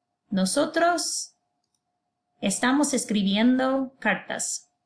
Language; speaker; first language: Spanish; non-native, fluent; English